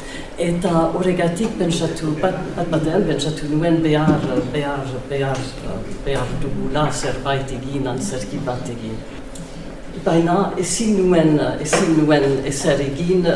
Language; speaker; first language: Basque; non-native, learner; English